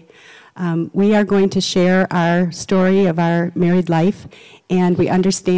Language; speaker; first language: English; native; English